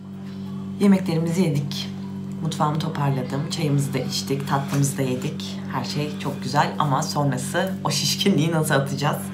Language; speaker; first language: Turkish; native; Turkish